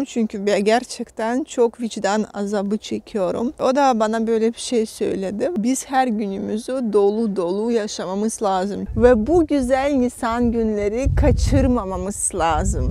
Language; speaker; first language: Turkish; non-native, fluent; Russian